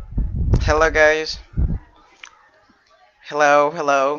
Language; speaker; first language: English; non-native, fluent; Haitian Creole